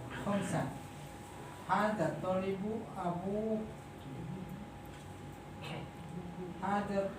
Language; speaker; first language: Arabic; non-native, learner; Indonesian